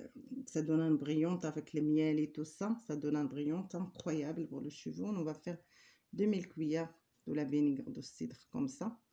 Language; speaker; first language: French; non-native, learner; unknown